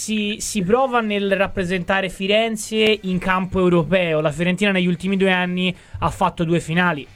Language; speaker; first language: Italian; native; Italian